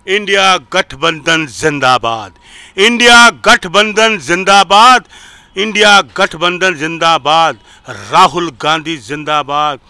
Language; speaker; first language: Hindi; native; Hindi